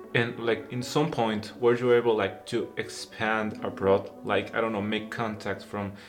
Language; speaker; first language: English; non-native, fluent; Spanish